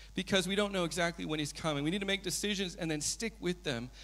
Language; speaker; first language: English; native; English